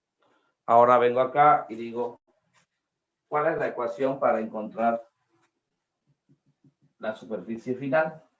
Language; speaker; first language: Spanish; native; Spanish